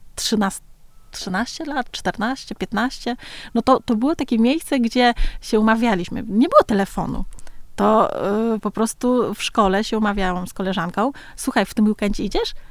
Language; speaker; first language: Polish; early bilingual, other home language; Vietnamese